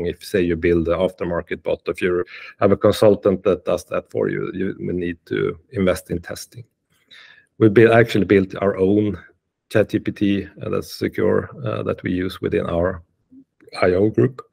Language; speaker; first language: English; non-native, fluent; Swedish